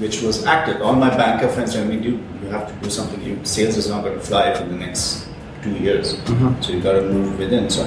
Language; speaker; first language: English; non-native, local second language; Urdu